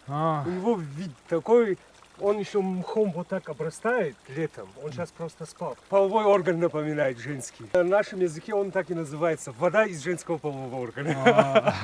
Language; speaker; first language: Russian; non-native, local second language; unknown